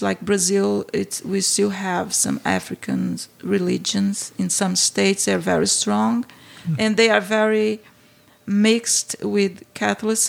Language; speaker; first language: English; non-native, fluent; Portuguese